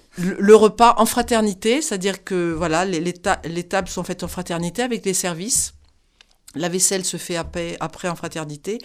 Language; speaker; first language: French; native; French